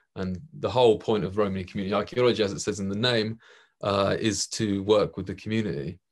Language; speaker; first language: English; native; English